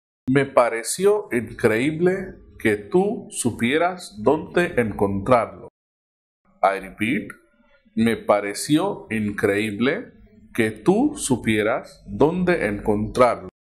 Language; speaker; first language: Spanish; non-native, fluent; Hindi